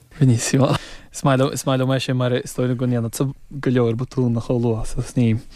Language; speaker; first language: Irish; non-native, fluent; English